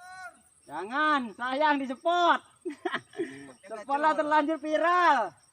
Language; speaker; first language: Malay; non-native, local second language; Javanese